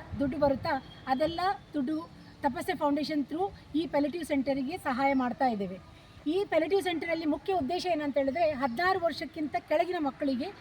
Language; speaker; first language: Kannada; early bilingual, other home language; Tulu